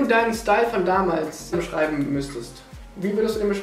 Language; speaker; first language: German; native; German